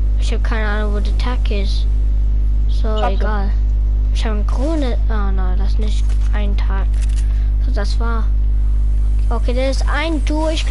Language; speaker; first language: German; non-native, learner; English